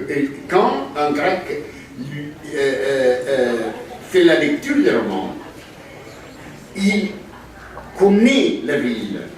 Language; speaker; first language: French; non-native, fluent; Greek